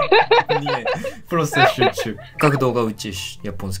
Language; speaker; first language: Russian; non-native, learner; Japanese